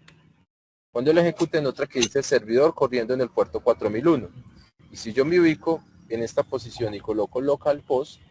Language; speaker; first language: Spanish; native; Spanish